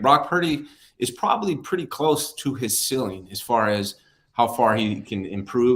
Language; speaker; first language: English; native; English